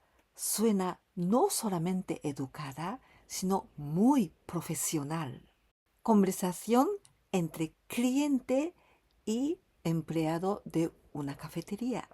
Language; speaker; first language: Spanish; non-native, fluent; Japanese